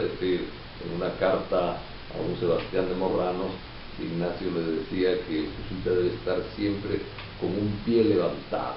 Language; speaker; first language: Spanish; native; Spanish